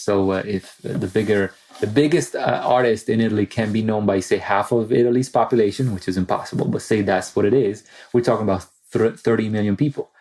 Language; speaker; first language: English; non-native, fluent; Italian